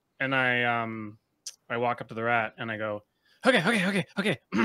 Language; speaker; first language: English; native; English